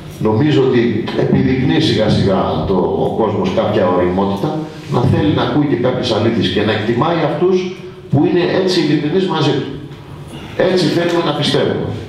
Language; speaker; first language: Greek; native; Greek